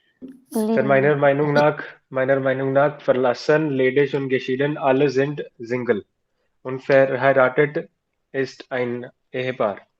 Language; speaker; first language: German; non-native, learner; Hindi